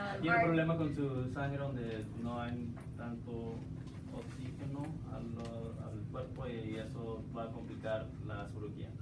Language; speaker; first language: Spanish; non-native, learner; English